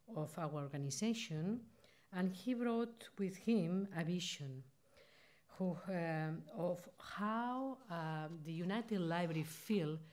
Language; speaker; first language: English; non-native, fluent; Spanish